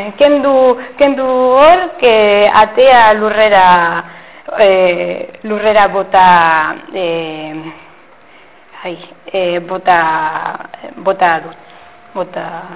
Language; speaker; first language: Basque; non-native, local second language; Spanish